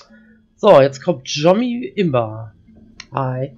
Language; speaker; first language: German; native; German